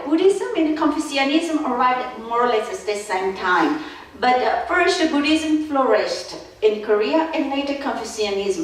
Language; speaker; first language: English; non-native, fluent; Korean